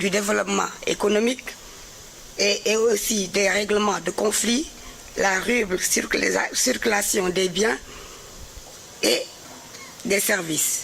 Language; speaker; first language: French; non-native, local second language; Wolof